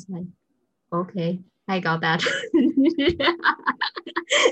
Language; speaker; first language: English; non-native, fluent; Vietnamese